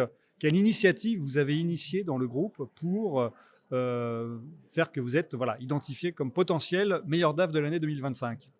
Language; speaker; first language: French; native; French